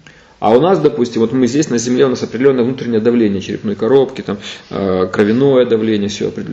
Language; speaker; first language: Russian; native; Russian